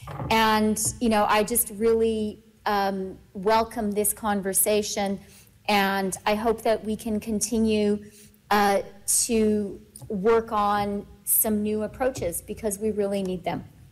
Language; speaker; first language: English; native; English